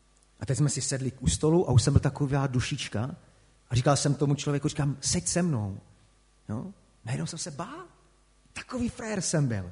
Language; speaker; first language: Czech; native; Czech